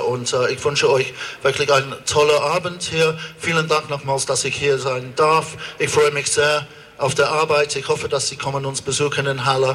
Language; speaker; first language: German; non-native, fluent; English